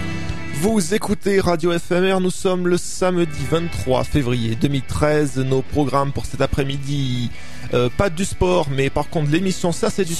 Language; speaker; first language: French; native; French